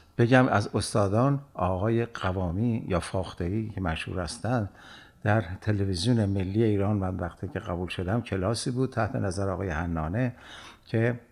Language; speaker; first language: Persian; native; Persian